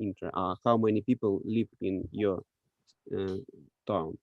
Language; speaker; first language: English; non-native, learner; Russian